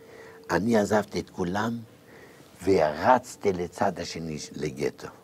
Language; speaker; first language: Hebrew; non-native, fluent; Yiddish